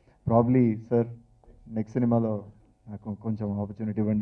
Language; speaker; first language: Telugu; non-native, learner; Tamil